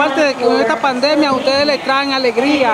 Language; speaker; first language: Spanish; native; Spanish